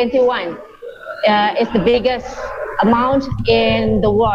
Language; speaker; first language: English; non-native, learner; Indonesian